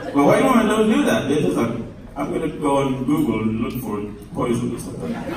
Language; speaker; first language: English; non-native, fluent; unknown